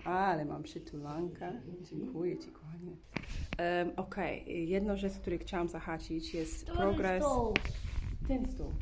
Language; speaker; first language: Polish; non-native, learner; English